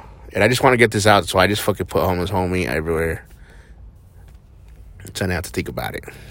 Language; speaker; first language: English; early bilingual, other home language; Spanish